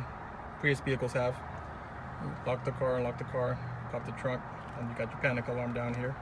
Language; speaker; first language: English; native; English